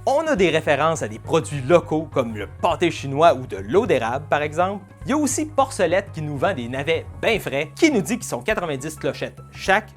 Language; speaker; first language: French; native; French